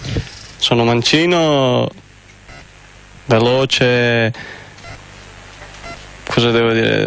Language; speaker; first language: Italian; non-native, fluent; Croatian